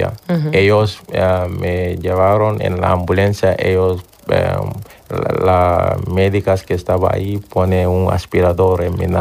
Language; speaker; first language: Spanish; non-native, learner; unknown